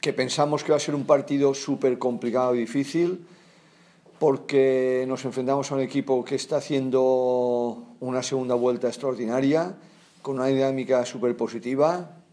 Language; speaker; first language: Spanish; non-native, local second language; Catalan